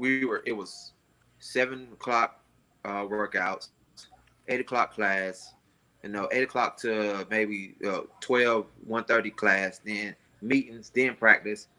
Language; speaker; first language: English; native; English